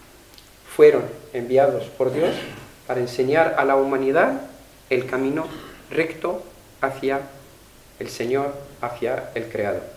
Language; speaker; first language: Spanish; non-native, fluent; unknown